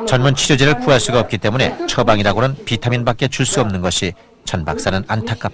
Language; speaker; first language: Korean; native; Korean